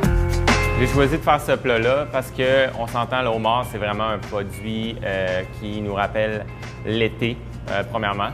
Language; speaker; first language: French; native; French